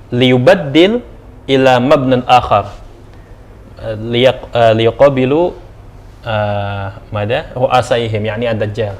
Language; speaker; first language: Arabic; non-native, learner; Indonesian